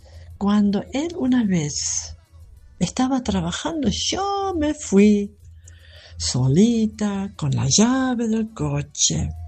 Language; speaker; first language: Spanish; non-native, fluent; German